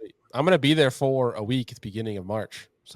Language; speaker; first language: English; native; English